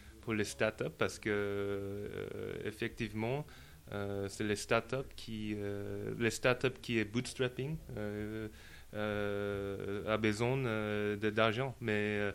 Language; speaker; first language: French; non-native, learner; English